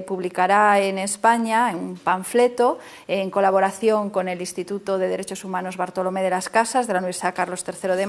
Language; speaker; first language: Spanish; native; Spanish